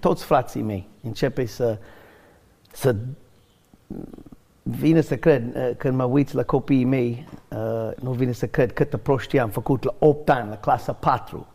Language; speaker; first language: Romanian; non-native, learner; English